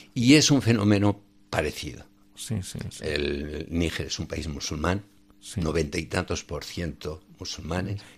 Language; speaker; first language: Spanish; native; Spanish